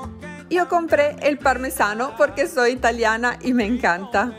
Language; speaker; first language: Spanish; non-native, fluent; Italian